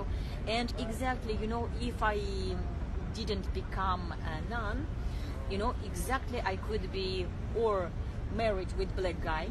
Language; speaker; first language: English; non-native, learner; Russian